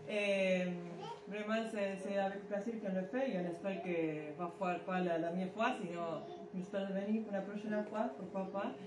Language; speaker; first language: French; non-native, learner; Spanish